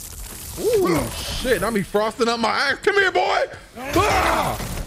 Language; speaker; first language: English; native; English